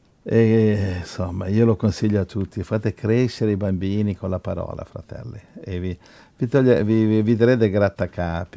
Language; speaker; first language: Italian; native; Italian